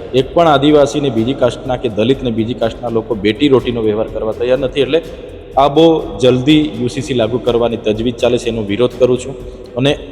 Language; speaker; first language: Gujarati; non-native, local second language; Vasavi